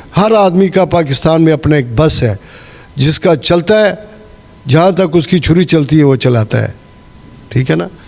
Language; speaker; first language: Urdu; non-native, local second language; Pashto